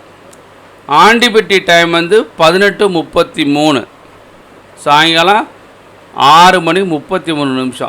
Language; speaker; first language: Tamil; native; Tamil